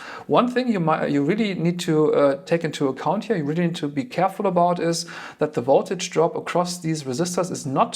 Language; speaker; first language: English; non-native, fluent; German